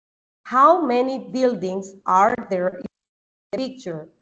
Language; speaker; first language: English; non-native, fluent; Spanish